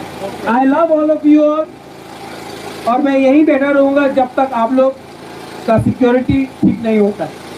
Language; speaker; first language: Hindi; non-native, local second language; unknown